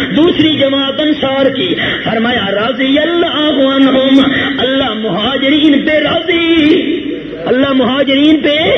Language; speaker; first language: Urdu; non-native, local second language; Punjabi